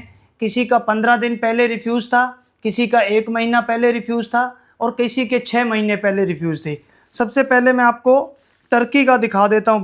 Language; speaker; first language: Hindi; native; Hindi